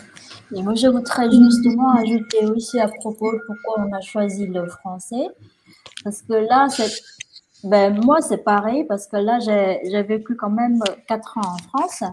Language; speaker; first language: French; non-native, fluent; Vietnamese